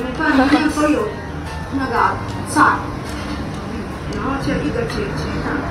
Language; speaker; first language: Chinese; non-native, learner; English